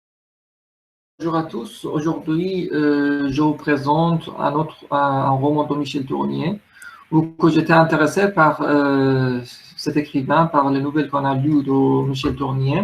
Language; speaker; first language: French; non-native, learner; Chinese